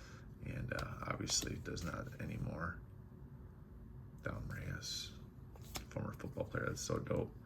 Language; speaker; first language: English; native; English